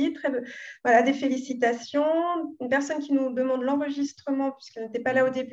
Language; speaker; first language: French; native; French